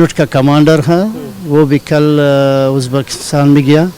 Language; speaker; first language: Hindi; non-native, learner; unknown